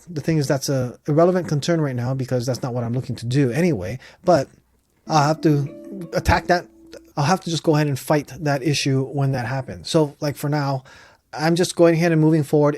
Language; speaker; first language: English; native; English